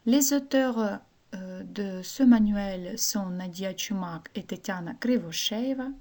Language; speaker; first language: French; non-native, fluent; Ukrainian